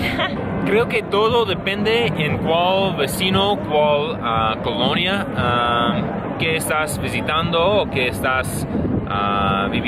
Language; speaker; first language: Spanish; non-native, learner; English